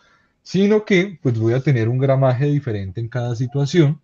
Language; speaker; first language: Spanish; native; Spanish